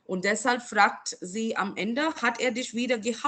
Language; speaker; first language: German; non-native, fluent; Marathi